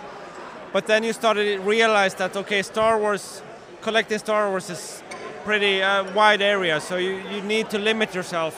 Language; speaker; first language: English; non-native, fluent; Swedish